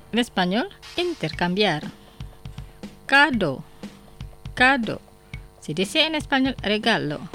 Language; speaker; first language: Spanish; non-native, fluent; Indonesian